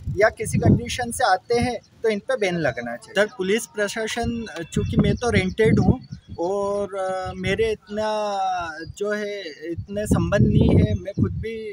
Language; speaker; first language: Hindi; native; Hindi